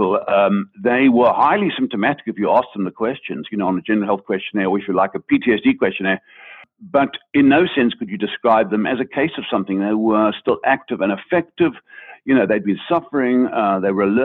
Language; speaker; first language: English; native; English